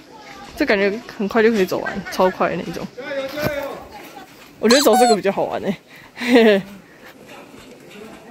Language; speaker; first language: Chinese; native; Chinese